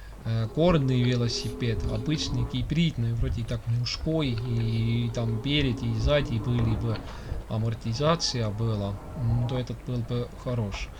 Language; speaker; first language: Russian; non-native, local second language; Estonian